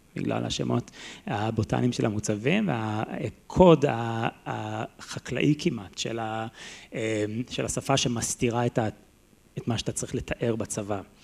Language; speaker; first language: Hebrew; non-native, fluent; English